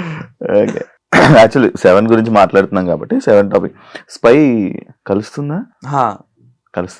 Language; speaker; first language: Telugu; native; Telugu